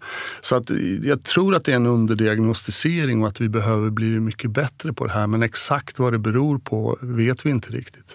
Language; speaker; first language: Swedish; native; Swedish